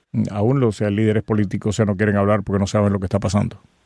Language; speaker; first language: Spanish; native; Spanish